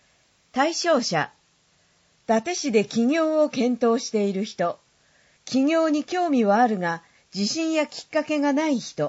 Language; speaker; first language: Japanese; native; Japanese